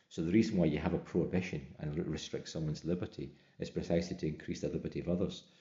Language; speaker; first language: English; native; English